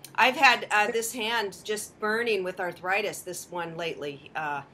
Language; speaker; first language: English; native; English